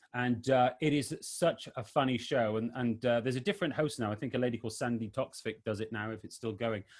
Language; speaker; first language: English; native; English